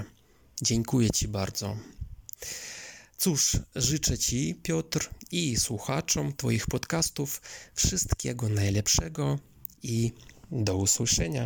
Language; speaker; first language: Polish; non-native, fluent; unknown